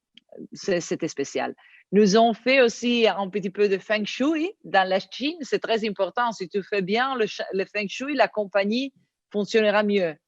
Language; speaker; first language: French; non-native, learner; Italian